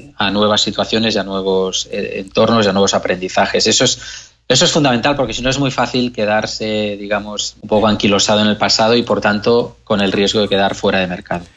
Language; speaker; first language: Spanish; non-native, local second language; Catalan